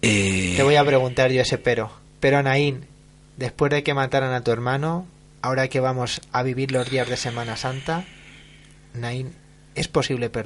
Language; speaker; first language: Spanish; native; Spanish